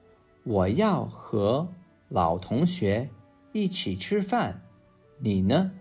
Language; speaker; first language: Chinese; non-native, fluent; English